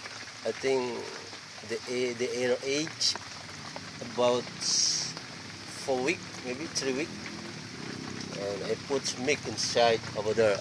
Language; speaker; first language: English; non-native, learner; Indonesian